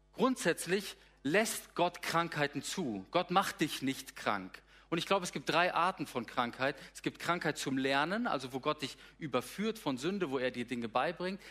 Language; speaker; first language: German; native; German